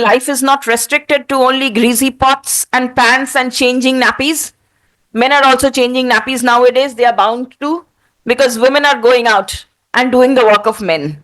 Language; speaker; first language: English; non-native, local second language; Bangla